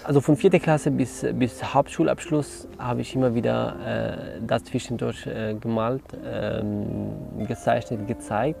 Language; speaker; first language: German; non-native, learner; Kurdish